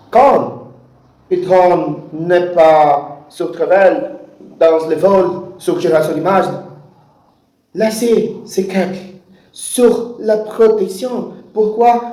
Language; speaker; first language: French; non-native, learner; Portuguese